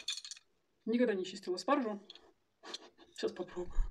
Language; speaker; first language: Russian; native; Russian